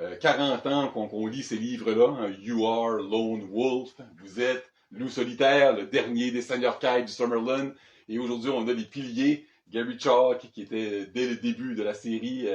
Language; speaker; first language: French; native; French